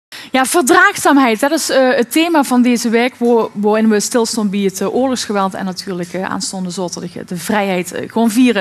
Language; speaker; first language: Dutch; native; Dutch